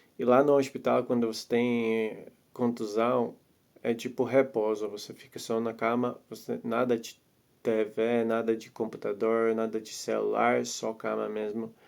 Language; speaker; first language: Portuguese; non-native, fluent; Latvian